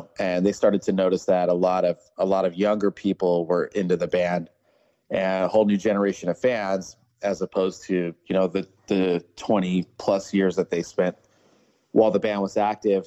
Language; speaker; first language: English; native; English